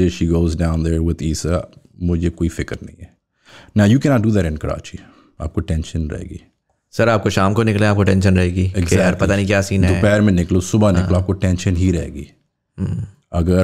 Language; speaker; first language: English; native; English